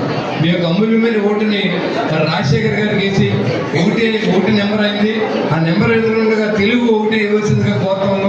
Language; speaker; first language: Telugu; native; Telugu